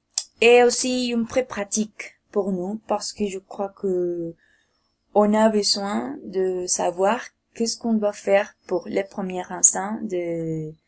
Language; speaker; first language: French; non-native, learner; Spanish